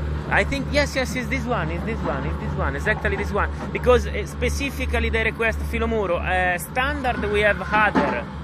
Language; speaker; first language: English; non-native, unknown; Italian